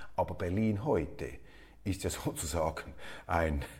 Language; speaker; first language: German; native; German